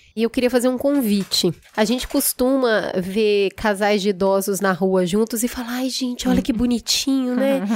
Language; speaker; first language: Portuguese; native; Portuguese